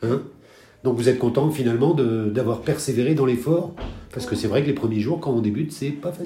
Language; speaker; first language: French; native; French